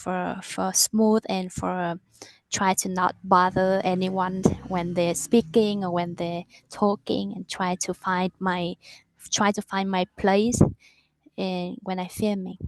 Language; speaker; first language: English; non-native, learner; Vietnamese